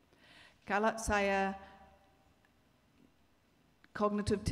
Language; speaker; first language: Indonesian; non-native, learner; English